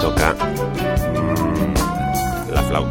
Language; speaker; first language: Spanish; native; Spanish